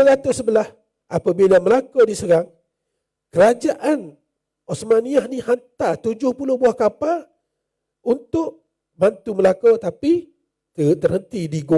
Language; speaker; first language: Malay; native; Malay